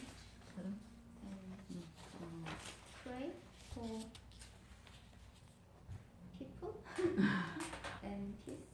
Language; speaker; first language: English; non-native, learner; Korean